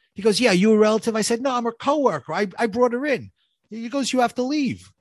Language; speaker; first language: English; native; English